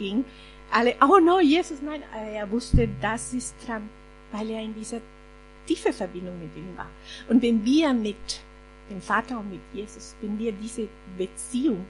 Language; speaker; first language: German; non-native, fluent; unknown